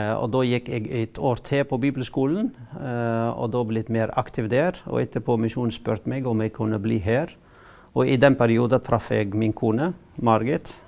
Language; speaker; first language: Norwegian; non-native, fluent; Arabic